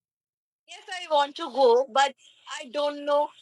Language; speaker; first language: English; non-native, learner; Bangla